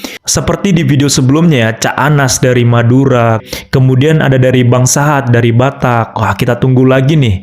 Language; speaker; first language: Indonesian; native; Indonesian